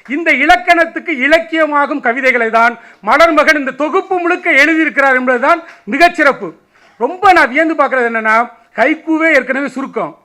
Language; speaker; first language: Tamil; native; Tamil